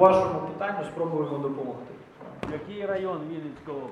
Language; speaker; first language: Ukrainian; native; Ukrainian